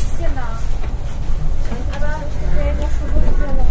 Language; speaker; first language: German; native; German